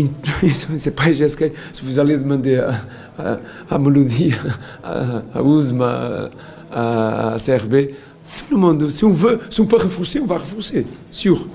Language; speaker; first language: French; non-native, learner; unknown